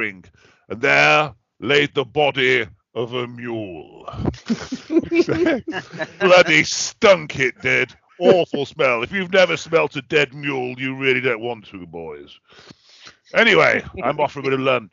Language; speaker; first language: English; native; English